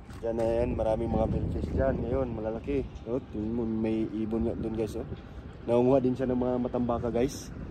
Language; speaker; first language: Filipino; non-native, local second language; Cebuano